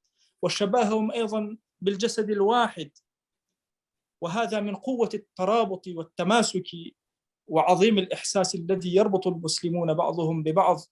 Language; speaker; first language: Arabic; non-native, local second language; Kurdish